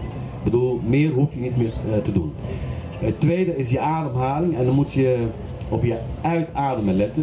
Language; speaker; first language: Dutch; non-native, fluent; Arabic